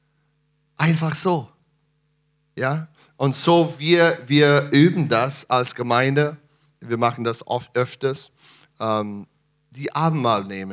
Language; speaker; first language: German; non-native, fluent; English